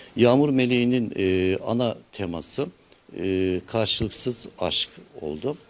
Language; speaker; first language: Turkish; native; Turkish